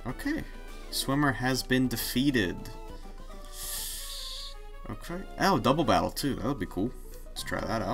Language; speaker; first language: English; native; English